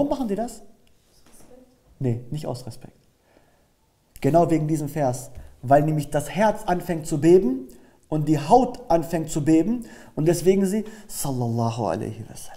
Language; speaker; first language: German; early bilingual, other home language; Turkish